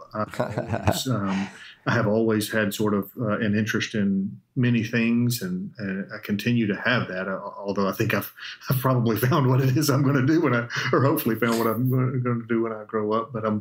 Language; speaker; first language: English; native; English